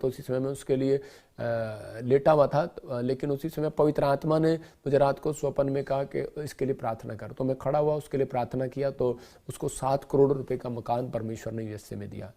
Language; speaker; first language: Hindi; non-native, local second language; Punjabi